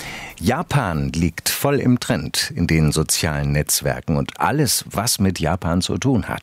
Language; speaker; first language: German; native; German